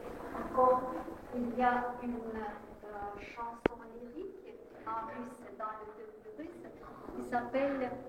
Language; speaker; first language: French; non-native, fluent; Russian